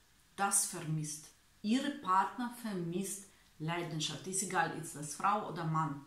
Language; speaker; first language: German; non-native, learner; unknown